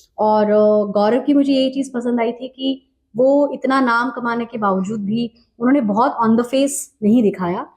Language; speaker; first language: Hindi; non-native, local second language; Marathi